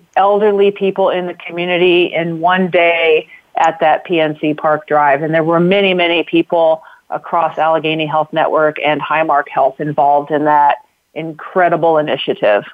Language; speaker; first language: English; native; English